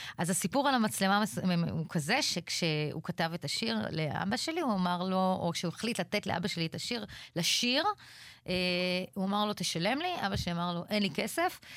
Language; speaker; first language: Hebrew; native; Hebrew